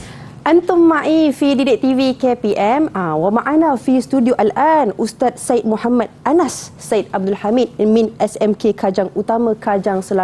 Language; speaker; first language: Arabic; non-native, fluent; Malay